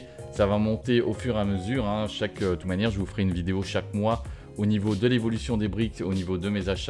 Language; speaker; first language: French; native; French